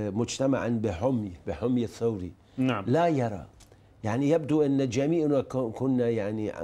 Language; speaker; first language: Arabic; non-native, fluent; Persian